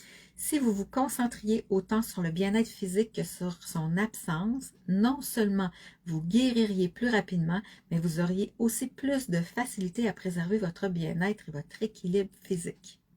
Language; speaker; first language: French; native; French